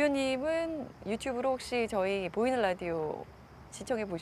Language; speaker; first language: Korean; native; Korean